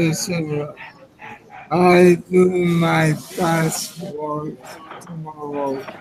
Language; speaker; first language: English; non-native, learner; Spanish